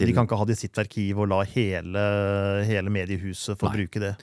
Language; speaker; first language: Norwegian; native; Norwegian